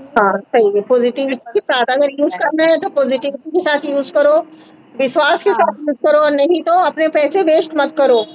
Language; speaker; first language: Hindi; native; Hindi